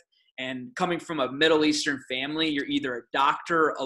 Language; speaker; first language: English; early bilingual, other home language; Aramaic